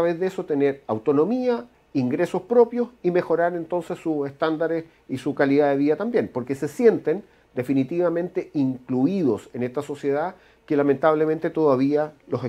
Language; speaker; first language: Spanish; native; Spanish